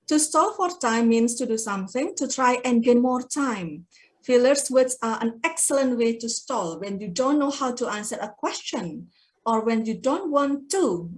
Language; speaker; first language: English; non-native, fluent; Indonesian